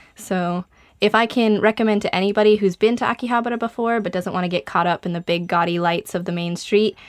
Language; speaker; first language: English; native; English